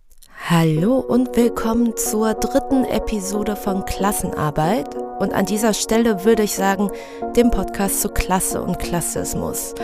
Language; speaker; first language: German; early bilingual, other home language; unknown